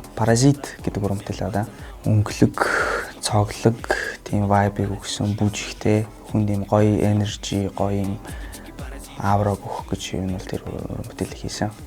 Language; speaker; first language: Mongolian; non-native, fluent; Russian